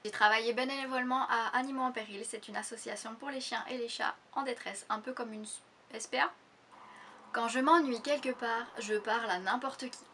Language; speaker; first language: French; native; French